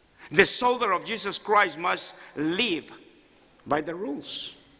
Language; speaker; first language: English; non-native, fluent; Spanish